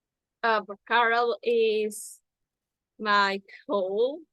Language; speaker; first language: English; non-native, learner; Spanish